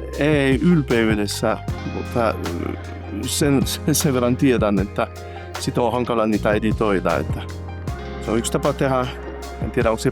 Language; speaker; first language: Finnish; non-native, fluent; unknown